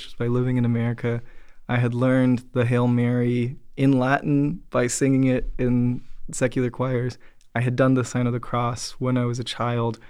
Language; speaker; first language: English; native; English